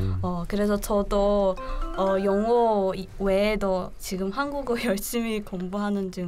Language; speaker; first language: Korean; non-native, learner; Chinese